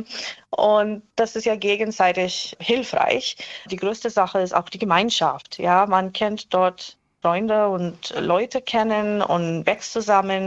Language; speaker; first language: German; non-native, fluent; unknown